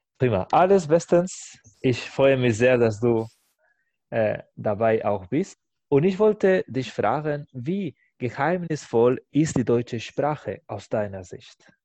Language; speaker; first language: German; non-native, fluent; Spanish